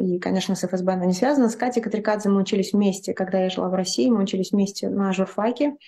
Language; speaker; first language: Russian; native; Russian